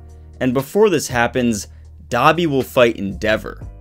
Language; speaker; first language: English; native; English